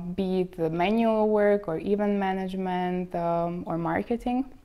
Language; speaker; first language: English; non-native, fluent; Slovak